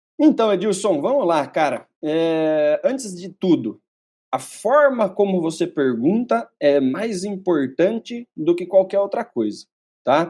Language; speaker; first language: Portuguese; native; Portuguese